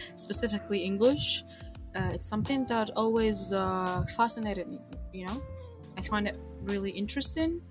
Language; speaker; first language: English; non-native, fluent; Arabic